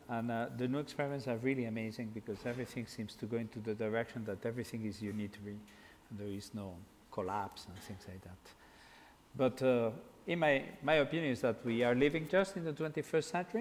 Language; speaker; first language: English; non-native, fluent; Catalan